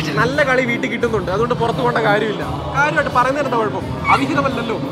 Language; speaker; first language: Malayalam; native; Malayalam